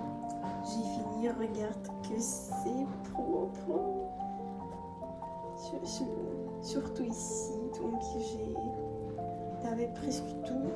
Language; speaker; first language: French; non-native, learner; Russian